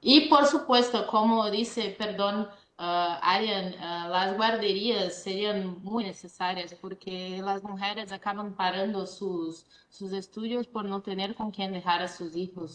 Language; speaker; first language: Spanish; non-native, fluent; Portuguese